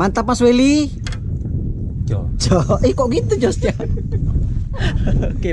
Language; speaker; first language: Malay; native; Malay